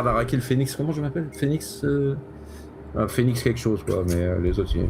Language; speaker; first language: French; native; French